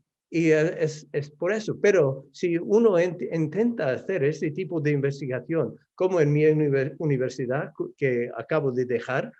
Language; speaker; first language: Spanish; non-native, fluent; English